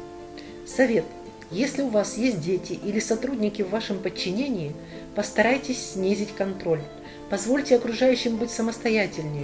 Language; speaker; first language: Russian; native; Russian